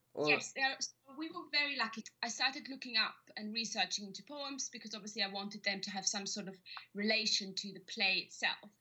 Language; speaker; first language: English; non-native, fluent; German